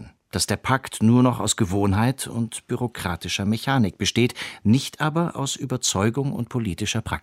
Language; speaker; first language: German; native; German